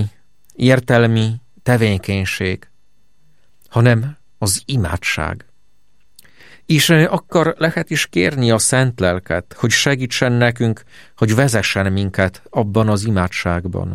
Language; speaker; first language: Hungarian; non-native, fluent; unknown